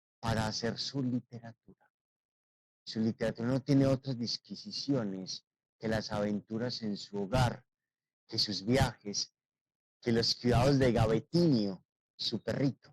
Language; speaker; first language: Spanish; native; Spanish